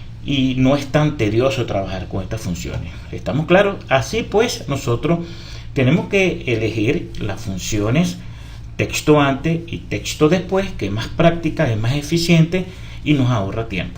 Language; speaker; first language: Spanish; native; Spanish